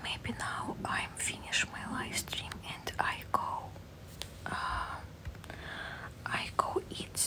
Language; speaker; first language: English; non-native, learner; Russian